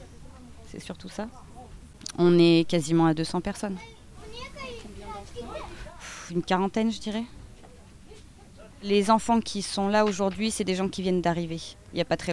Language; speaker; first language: French; native; French